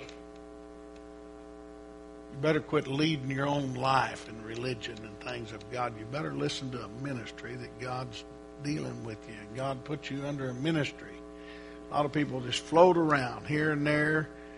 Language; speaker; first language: English; native; English